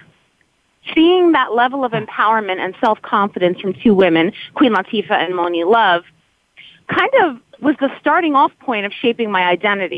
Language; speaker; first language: English; native; English